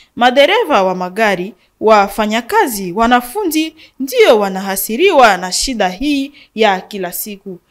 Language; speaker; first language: Swahili; non-native, local second language; Nande